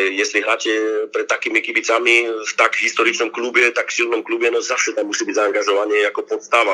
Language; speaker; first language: Polish; non-native, learner; Slovak